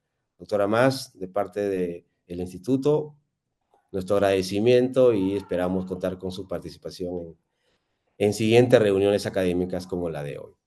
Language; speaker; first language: Spanish; native; Spanish